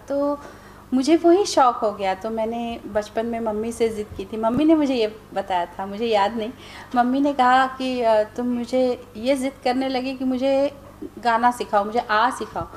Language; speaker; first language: Hindi; non-native, local second language; Marathi